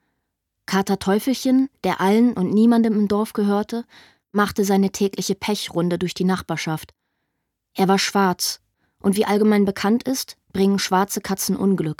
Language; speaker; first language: German; native; German